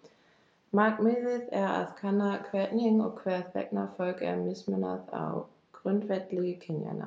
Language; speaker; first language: Icelandic; non-native, learner; German